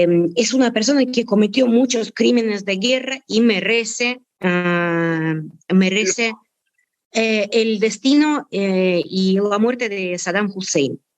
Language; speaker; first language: Spanish; non-native, fluent; Russian